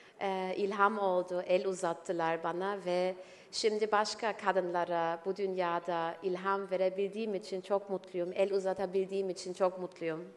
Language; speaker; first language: Turkish; early bilingual, heritage; German